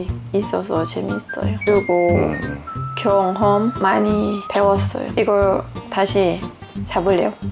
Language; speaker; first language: Korean; non-native, learner; Thai